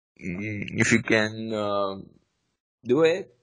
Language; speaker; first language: English; non-native, learner; Czech